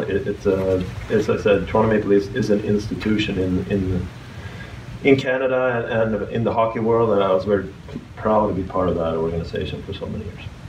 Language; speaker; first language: English; non-native, fluent; Swedish